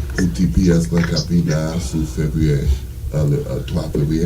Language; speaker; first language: French; non-native, local second language; Haitian Creole